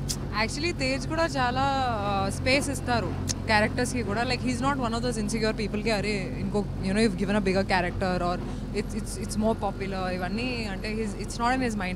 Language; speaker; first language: Telugu; non-native, fluent; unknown